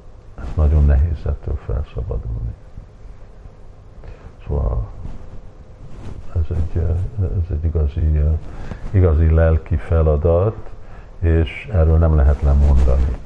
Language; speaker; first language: Hungarian; early bilingual, heritage; Hungarian